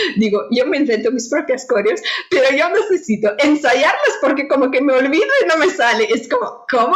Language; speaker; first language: Spanish; non-native, fluent; Russian